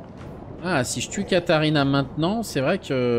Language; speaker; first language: French; native; French